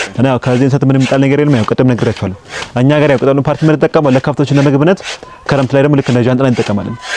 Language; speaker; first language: Amharic; non-native, local second language; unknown